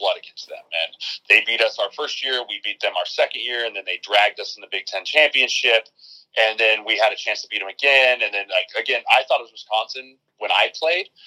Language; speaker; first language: English; native; English